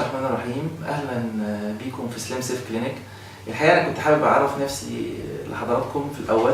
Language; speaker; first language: Arabic; native; Arabic